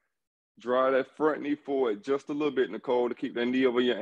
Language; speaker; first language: English; native; English